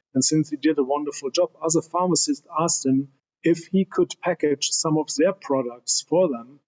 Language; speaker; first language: English; non-native, fluent; German